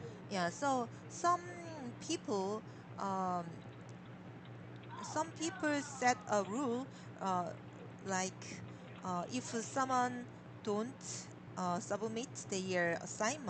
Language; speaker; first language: English; non-native, learner; Korean